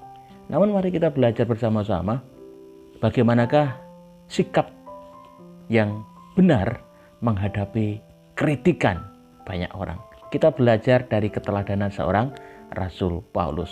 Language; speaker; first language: Indonesian; native; Indonesian